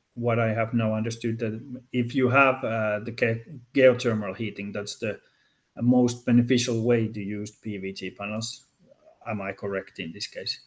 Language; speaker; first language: English; non-native, fluent; Finnish